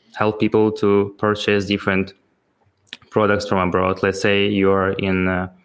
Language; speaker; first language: English; non-native, fluent; Ukrainian